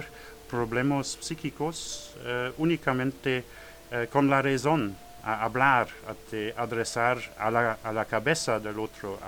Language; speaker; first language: Spanish; non-native, learner; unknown